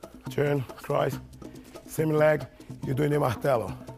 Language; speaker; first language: English; non-native, fluent; Portuguese